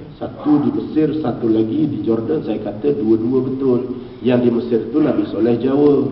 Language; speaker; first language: Malay; native; Malay